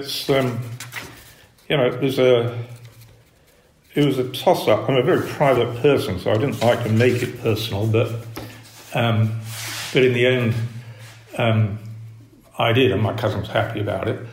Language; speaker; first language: English; native; English